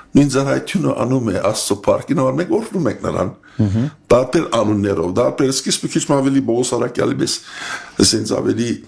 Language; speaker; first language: Armenian; early bilingual, heritage; Armenian